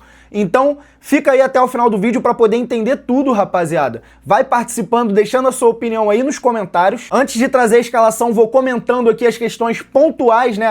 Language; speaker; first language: Portuguese; native; Portuguese